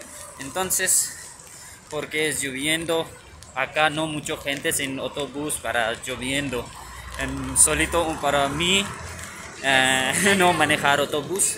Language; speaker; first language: Spanish; non-native, learner; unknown